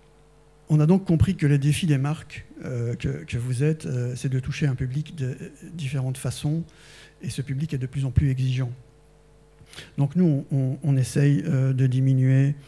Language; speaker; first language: French; native; French